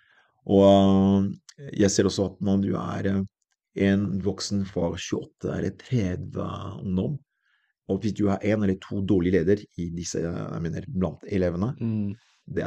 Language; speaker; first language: Norwegian; non-native, fluent; French